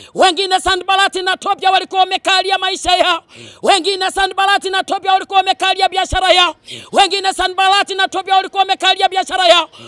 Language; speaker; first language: Swahili; non-native, local second language; Luyia